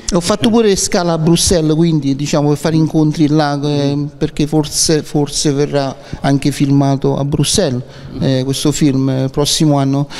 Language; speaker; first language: Italian; early bilingual, other home language; English